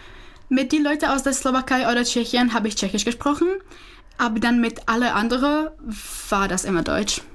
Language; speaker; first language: German; non-native, learner; Czech